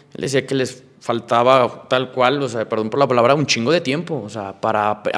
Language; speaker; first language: Spanish; native; Spanish